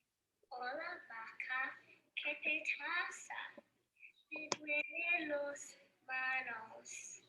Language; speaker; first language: Spanish; non-native, learner; English